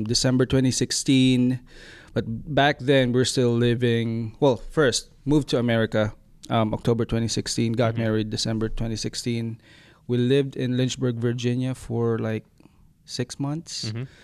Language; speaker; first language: English; non-native, local second language; Waray